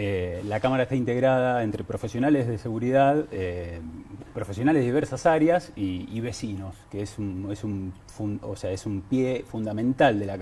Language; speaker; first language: Spanish; native; Spanish